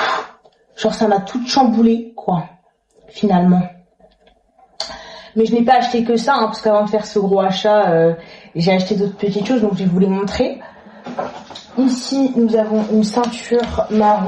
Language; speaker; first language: French; native; French